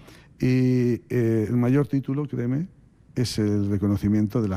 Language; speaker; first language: Spanish; native; Spanish